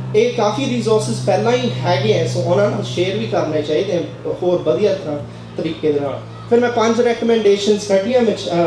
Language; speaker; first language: Punjabi; early bilingual, heritage; Punjabi